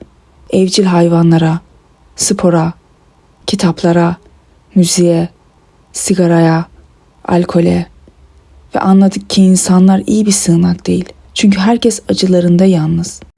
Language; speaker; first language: Turkish; early bilingual, other home language; Persian